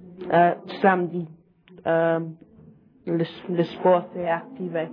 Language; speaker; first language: French; non-native, learner; English